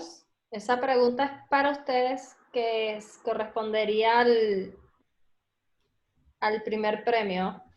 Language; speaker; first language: Spanish; native; Spanish